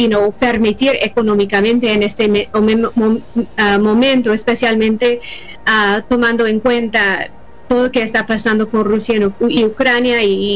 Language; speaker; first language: Spanish; non-native, fluent; English